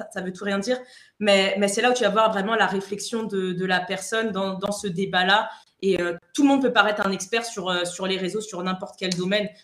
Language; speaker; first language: French; non-native, fluent; Spanish